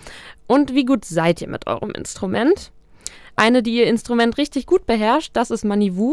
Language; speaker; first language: German; native; German